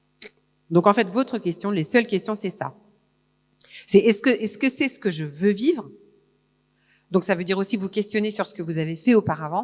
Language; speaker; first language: French; native; French